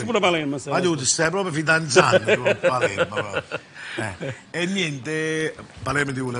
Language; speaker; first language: Italian; native; Italian